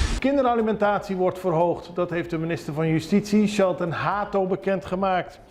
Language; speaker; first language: Dutch; non-native, local second language; Papiamento